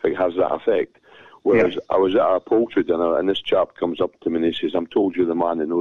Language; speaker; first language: English; native; English